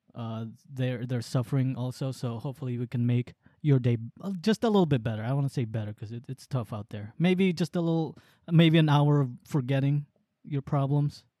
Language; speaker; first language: English; early bilingual, other home language; Waray